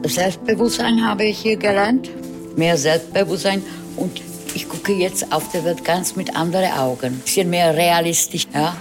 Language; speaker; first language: German; non-native, fluent; Czech